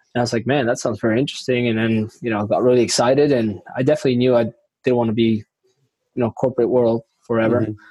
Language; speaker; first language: English; non-native, fluent; Spanish